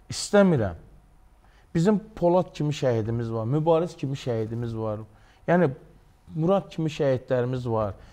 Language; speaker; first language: Azerbaijani; native; Azerbaijani